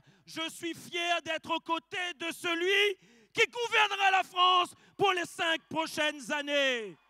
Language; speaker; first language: French; native; French